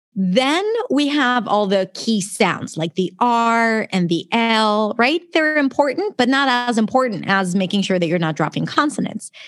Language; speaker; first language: English; non-native, fluent; Hebrew